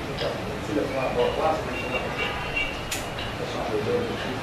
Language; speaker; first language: French; non-native, learner; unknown